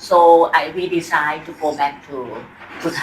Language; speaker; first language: English; non-native, fluent; Thai